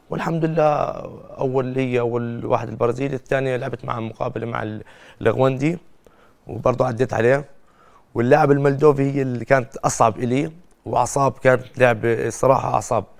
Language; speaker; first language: Arabic; native; Arabic